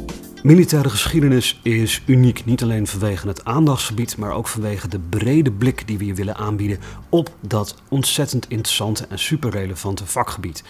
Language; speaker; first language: Dutch; native; Dutch